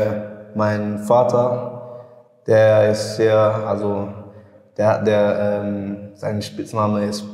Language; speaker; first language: German; early bilingual, heritage; English